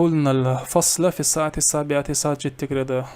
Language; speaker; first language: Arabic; non-native, fluent; Kazakh